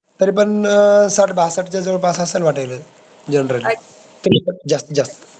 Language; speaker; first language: Marathi; native; Marathi